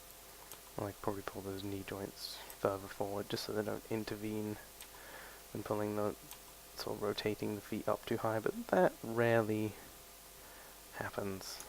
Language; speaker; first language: English; native; English